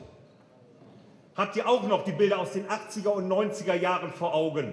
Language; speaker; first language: German; native; German